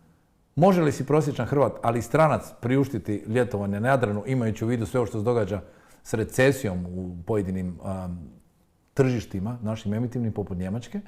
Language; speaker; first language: Croatian; native; Croatian